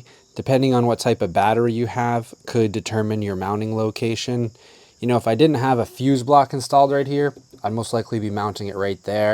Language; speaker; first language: English; native; English